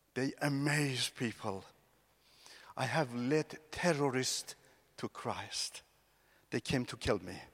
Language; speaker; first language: English; non-native, fluent; Persian